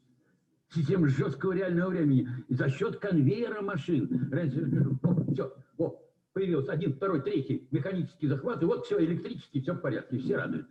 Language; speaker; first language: Russian; native; Russian